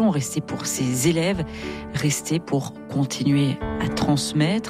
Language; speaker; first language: French; native; French